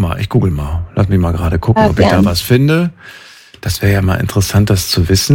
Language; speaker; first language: German; native; German